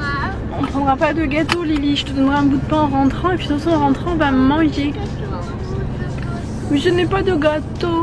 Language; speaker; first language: French; native; French